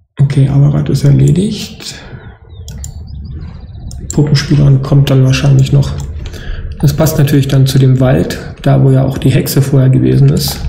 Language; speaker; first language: German; native; German